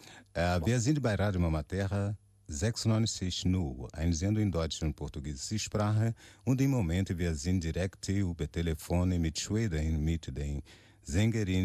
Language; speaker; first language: German; non-native, learner; Portuguese